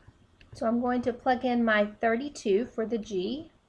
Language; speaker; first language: English; native; English